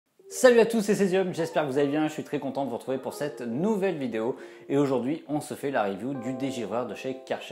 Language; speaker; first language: French; native; French